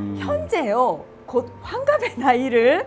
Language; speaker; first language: Korean; native; Korean